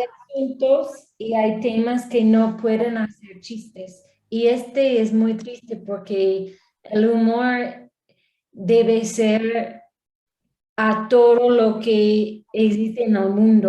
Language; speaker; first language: Spanish; non-native, learner; English